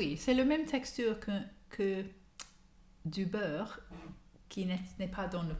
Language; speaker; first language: French; non-native, learner; English